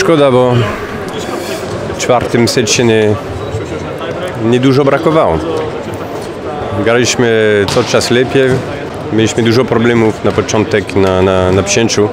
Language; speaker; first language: Polish; non-native, fluent; French